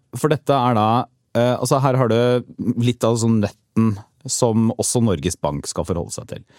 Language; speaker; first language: Norwegian; native; Norwegian